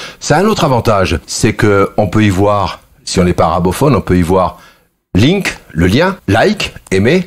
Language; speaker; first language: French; early bilingual, other home language; Kabyle